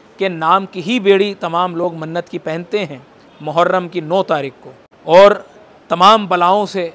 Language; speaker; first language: Hindi; native; Hindi